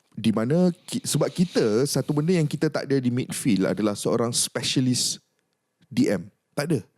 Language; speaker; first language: Malay; native; Malay